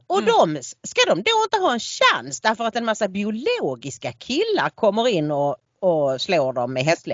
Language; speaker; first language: Swedish; native; Swedish